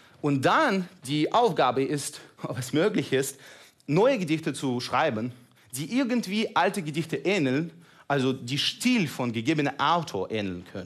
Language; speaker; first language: German; non-native, fluent; Russian